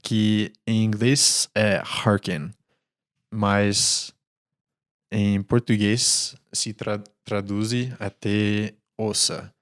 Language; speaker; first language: Portuguese; non-native, fluent; English